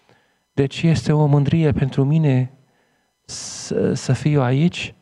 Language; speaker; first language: Romanian; non-native, fluent; Arabic